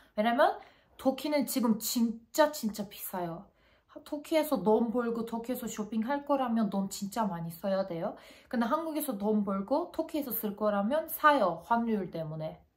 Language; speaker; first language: Korean; non-native, fluent; Turkish